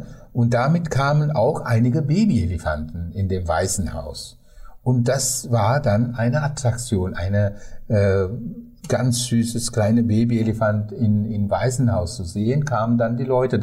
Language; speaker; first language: German; non-native, fluent; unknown